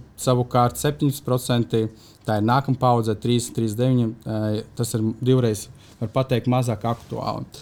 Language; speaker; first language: Latvian; non-native, local second language; Russian